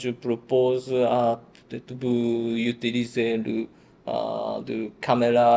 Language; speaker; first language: French; non-native, learner; Japanese